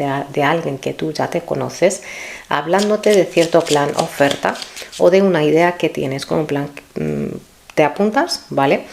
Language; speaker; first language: Spanish; native; Spanish